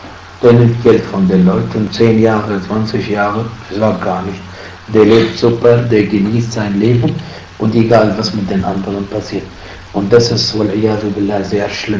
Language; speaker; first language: German; non-native, fluent; Arabic